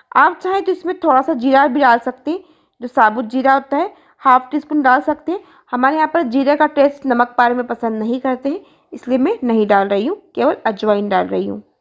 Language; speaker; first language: Hindi; native; Hindi